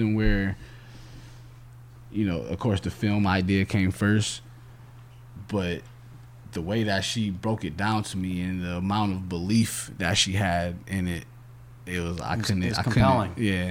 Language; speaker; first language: English; native; English